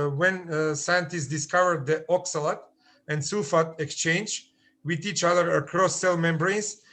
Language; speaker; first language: English; non-native, fluent; Macedonian